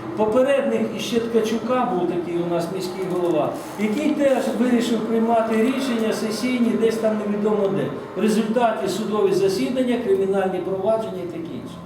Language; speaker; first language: Ukrainian; native; Ukrainian